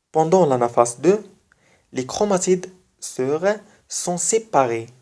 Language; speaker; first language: French; non-native, fluent; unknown